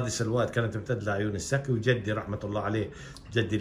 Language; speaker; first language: Arabic; native; Arabic